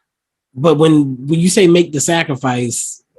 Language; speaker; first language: English; native; English